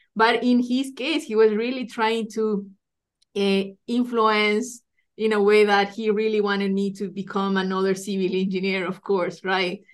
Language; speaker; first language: English; non-native, fluent; Spanish